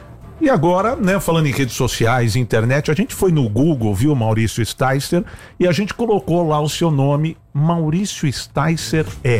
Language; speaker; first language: Portuguese; native; Portuguese